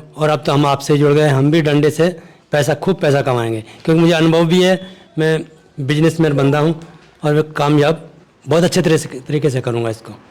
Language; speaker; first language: Hindi; native; Hindi